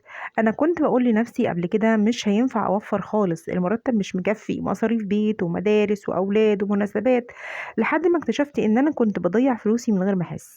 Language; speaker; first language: Arabic; native; Arabic